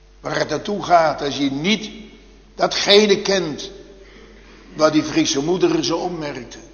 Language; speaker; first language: Dutch; native; Dutch